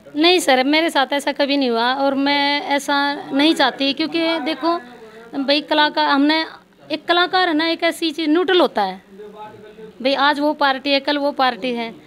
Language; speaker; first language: Hindi; native; Hindi